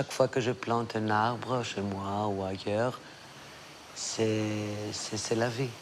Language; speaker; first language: French; non-native, fluent; Greek